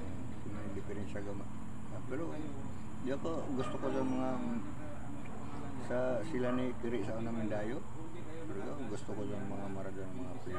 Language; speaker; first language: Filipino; non-native, local second language; Cebuano